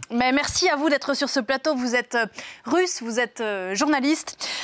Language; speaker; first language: French; native; French